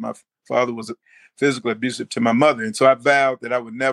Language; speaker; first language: English; native; English